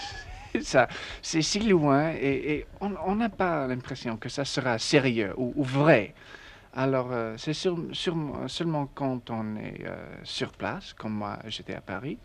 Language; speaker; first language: French; non-native, learner; English